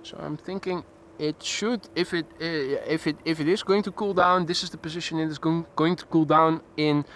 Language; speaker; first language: English; non-native, fluent; Dutch